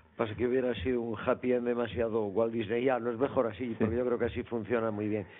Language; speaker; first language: Spanish; native; Spanish